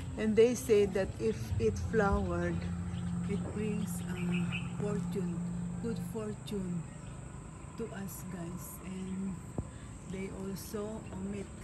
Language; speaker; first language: English; non-native, local second language; Filipino